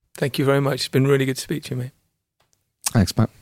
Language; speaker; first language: English; native; English